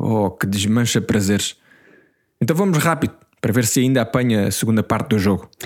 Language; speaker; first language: Portuguese; non-native, learner; English